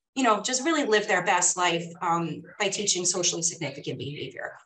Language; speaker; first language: English; native; English